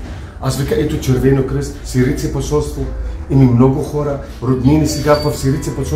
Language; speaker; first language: Bulgarian; non-native, learner; Arabic